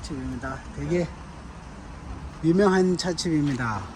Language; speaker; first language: Korean; non-native, learner; Tibetan